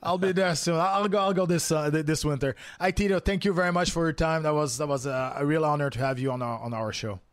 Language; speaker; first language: English; non-native, fluent; French